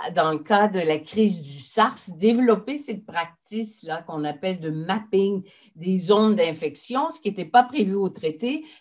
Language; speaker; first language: French; native; French